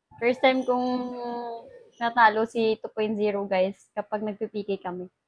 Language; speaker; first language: Filipino; non-native, local second language; Hiligaynon